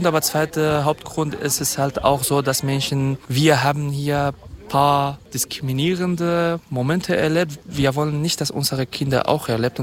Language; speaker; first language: German; non-native, fluent; Kurdish